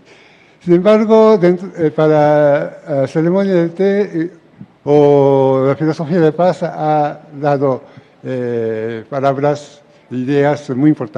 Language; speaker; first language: Spanish; non-native, fluent; Japanese